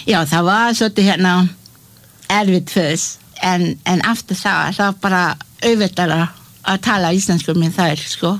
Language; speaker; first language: Icelandic; non-native, learner; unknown